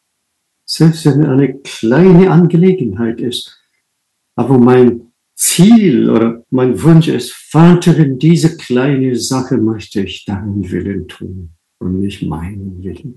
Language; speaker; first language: German; non-native, fluent; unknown